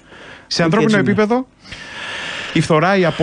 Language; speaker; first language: Greek; native; Greek